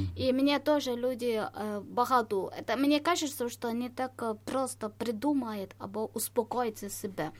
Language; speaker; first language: Ukrainian; non-native, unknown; Malayalam